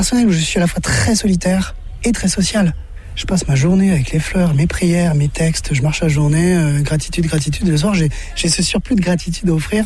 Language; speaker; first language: French; native; French